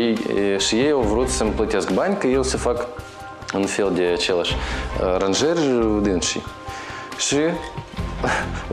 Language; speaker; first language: Romanian; non-native, local second language; Russian